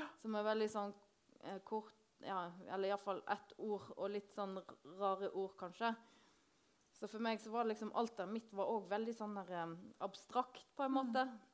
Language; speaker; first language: Norwegian; native; Norwegian